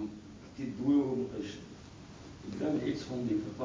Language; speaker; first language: Dutch; non-native, learner; Arabic